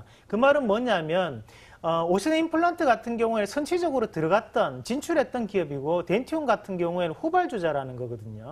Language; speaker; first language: Korean; native; Korean